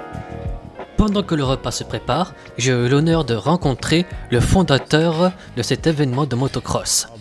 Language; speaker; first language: French; native; French